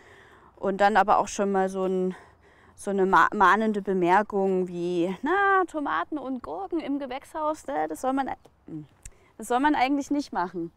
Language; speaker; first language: German; native; German